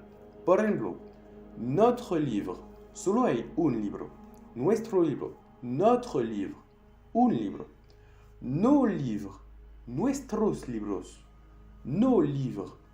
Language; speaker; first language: Spanish; non-native, fluent; French